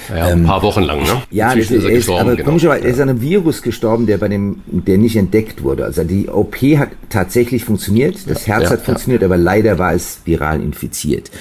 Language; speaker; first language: German; native; German